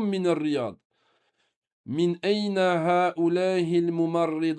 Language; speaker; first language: Arabic; non-native, fluent; French